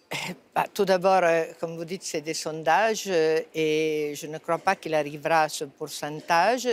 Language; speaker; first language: French; non-native, fluent; Italian